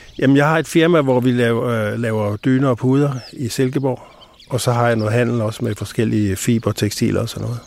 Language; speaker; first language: Danish; native; Danish